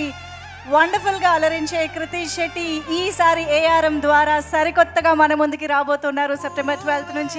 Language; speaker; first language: Telugu; native; Telugu